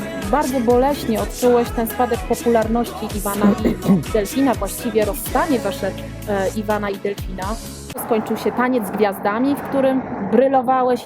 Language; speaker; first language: Polish; native; Polish